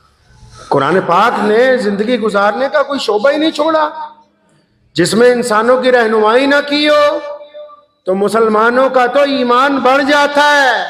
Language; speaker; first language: Urdu; native; Urdu